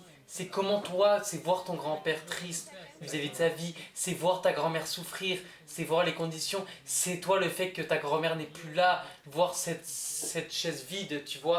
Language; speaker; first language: French; native; French